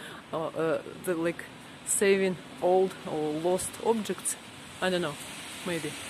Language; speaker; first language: English; non-native, fluent; Russian